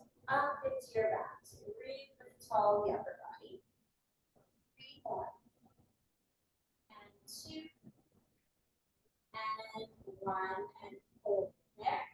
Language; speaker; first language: English; native; English